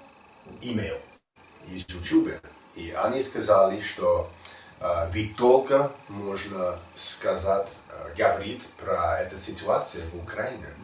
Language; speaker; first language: Russian; non-native, learner; English